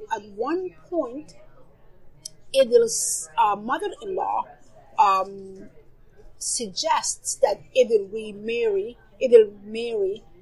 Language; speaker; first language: English; non-native, fluent; Somali